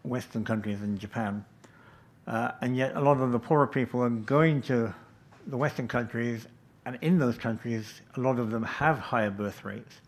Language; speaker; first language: English; native; English